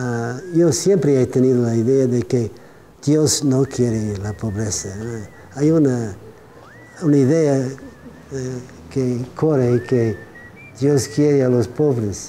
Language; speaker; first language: Spanish; non-native, fluent; English